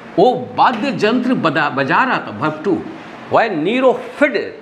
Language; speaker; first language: English; non-native, local second language; Hindi